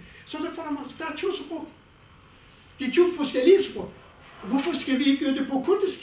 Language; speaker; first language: Danish; non-native, fluent; Kurdish